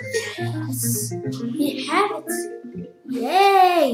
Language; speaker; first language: English; native; English